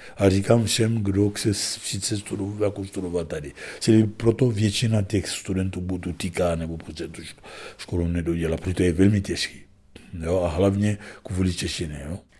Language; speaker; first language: Czech; non-native, fluent; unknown